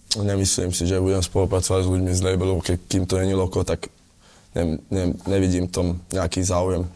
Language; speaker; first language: Slovak; early bilingual, other home language; Italian